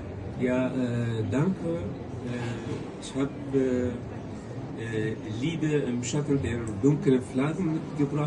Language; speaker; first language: German; non-native, local second language; Kurdish